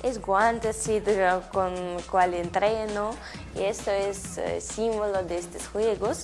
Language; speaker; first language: Spanish; non-native, learner; Russian